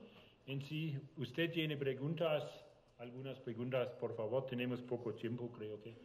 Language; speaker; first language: Spanish; non-native, learner; German